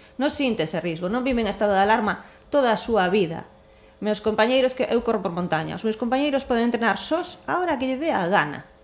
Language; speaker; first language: Galician; non-native, local second language; Spanish